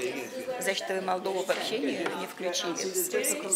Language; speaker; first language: Russian; native; Russian